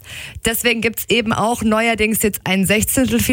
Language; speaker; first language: German; native; German